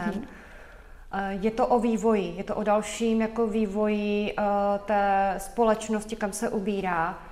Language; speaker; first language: Czech; native; Czech